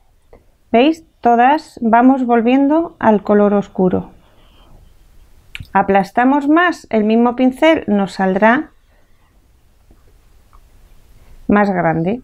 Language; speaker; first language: Spanish; native; Spanish